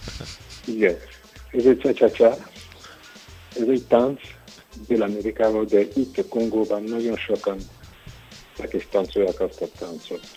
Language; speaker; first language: Hungarian; non-native, learner; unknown